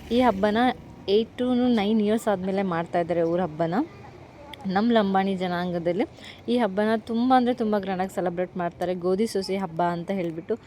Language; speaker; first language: Kannada; non-native, local second language; Lambadi